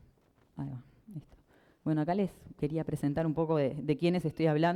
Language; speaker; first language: Spanish; native; Spanish